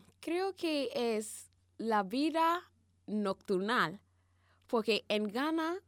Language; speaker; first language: Spanish; non-native, learner; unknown